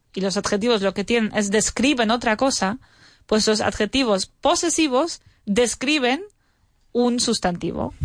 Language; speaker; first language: Spanish; non-native, fluent; English